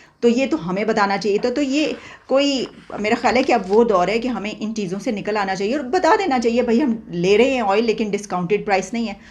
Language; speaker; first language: Urdu; native; Urdu